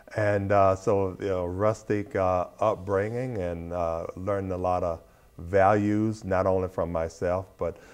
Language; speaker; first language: English; native; English